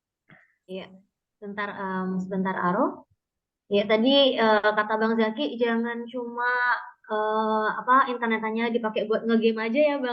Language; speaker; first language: Indonesian; native; Indonesian